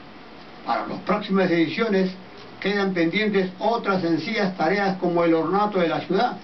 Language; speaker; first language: Spanish; native; Spanish